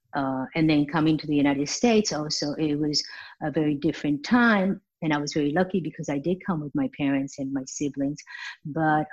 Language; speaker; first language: English; early bilingual, other home language; Spanish